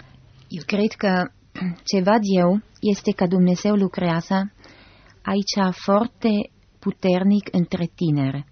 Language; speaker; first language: Romanian; non-native, fluent; German